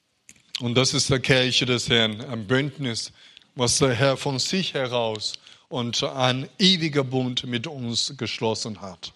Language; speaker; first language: German; non-native, fluent; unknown